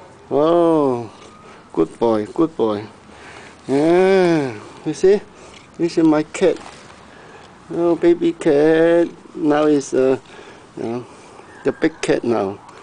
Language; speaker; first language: English; non-native, learner; Cantonese